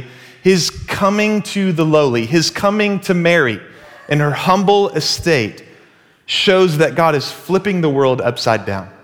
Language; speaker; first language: English; native; English